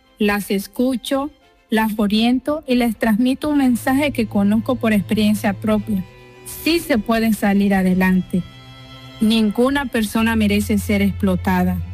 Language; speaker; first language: Spanish; native; Spanish